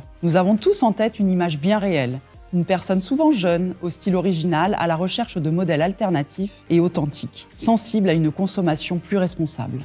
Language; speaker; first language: French; native; French